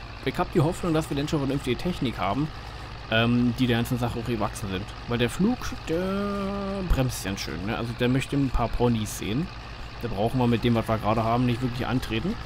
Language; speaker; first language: German; native; German